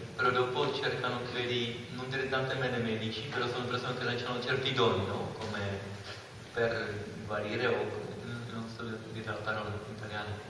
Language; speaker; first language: Italian; non-native, fluent; Czech